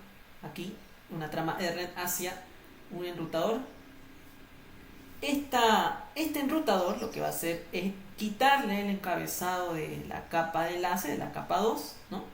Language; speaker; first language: Spanish; native; Spanish